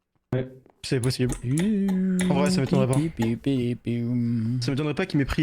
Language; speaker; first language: French; native; French